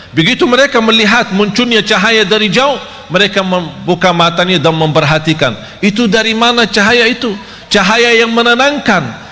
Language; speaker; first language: Malay; non-native, fluent; Arabic